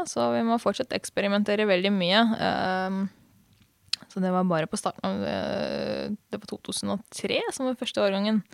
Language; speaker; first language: Norwegian; non-native, fluent; Hungarian